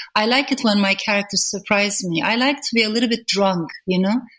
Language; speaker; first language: English; non-native, fluent; Turkish